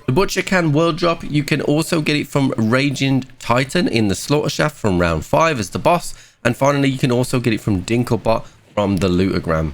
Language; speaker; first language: English; native; English